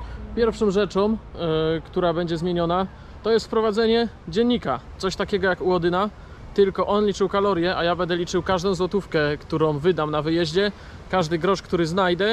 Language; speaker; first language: Polish; native; Polish